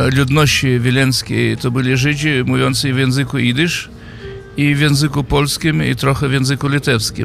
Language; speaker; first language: Polish; non-native, fluent; Yiddish